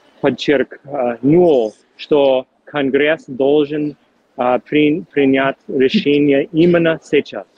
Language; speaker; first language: Russian; non-native, fluent; English